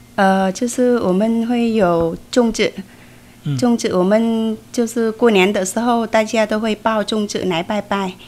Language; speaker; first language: Chinese; non-native, fluent; Vietnamese